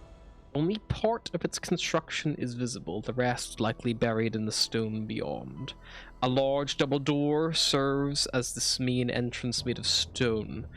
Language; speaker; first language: English; native; English